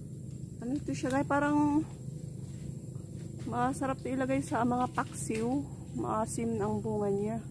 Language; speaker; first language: Filipino; non-native, local second language; Aklanon